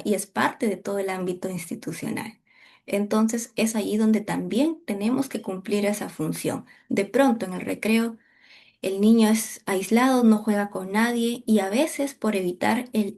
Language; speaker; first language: Spanish; native; Spanish